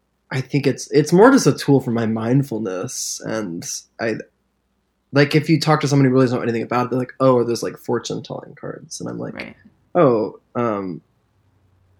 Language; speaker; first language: English; native; English